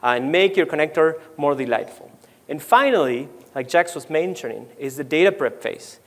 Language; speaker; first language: English; non-native, fluent; Spanish